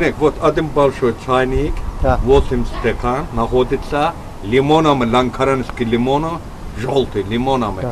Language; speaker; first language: Russian; non-native, learner; Azerbaijani